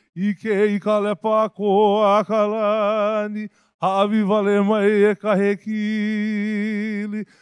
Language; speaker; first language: English; native; English